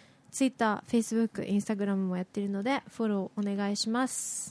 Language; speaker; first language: Japanese; native; Japanese